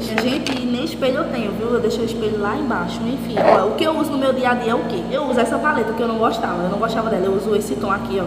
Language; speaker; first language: Portuguese; native; Portuguese